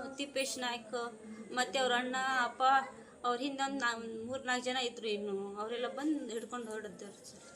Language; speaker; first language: Kannada; non-native, local second language; Lambadi